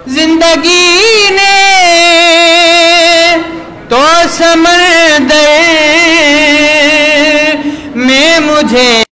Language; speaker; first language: Urdu; native; Urdu